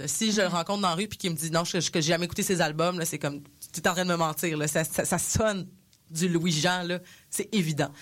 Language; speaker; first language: French; non-native, local second language; English